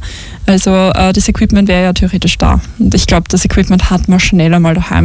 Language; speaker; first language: German; native; German